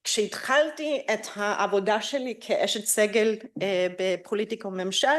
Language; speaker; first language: Hebrew; non-native, fluent; English